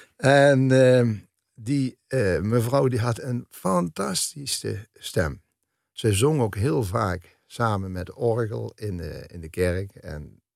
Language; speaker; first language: Dutch; native; Dutch